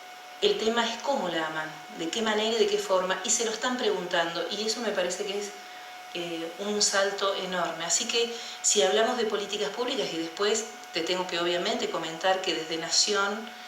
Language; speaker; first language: Spanish; native; Spanish